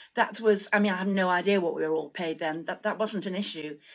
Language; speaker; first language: English; native; English